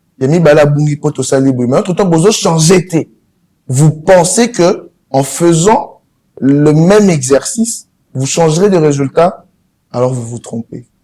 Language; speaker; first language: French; non-native, local second language; Lingala